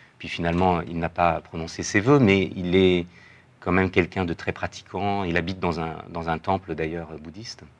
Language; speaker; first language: French; native; French